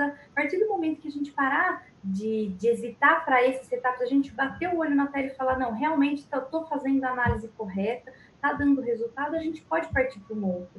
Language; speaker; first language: Portuguese; native; Portuguese